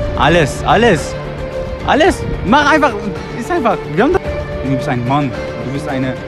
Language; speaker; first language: German; non-native, learner; Persian